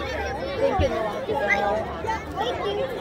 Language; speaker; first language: English; non-native, fluent; Korean